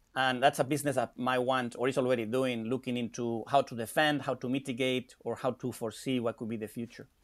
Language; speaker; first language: English; non-native, fluent; Spanish